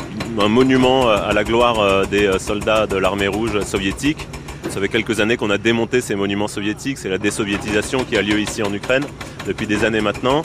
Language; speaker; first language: French; native; French